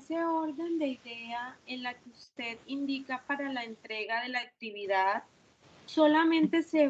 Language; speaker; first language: Spanish; native; Spanish